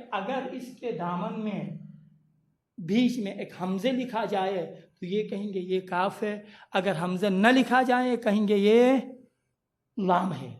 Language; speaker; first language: Urdu; non-native, local second language; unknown